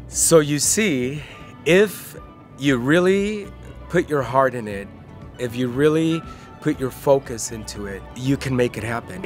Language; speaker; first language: English; early bilingual, other home language; Spanish